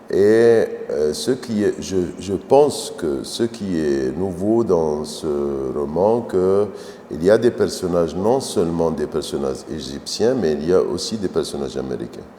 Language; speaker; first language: French; non-native, fluent; Arabic